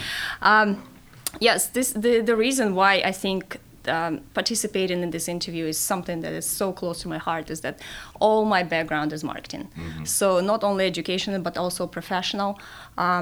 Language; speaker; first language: English; non-native, fluent; Russian